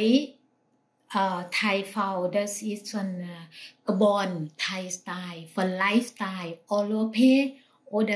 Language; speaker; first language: German; non-native, learner; Thai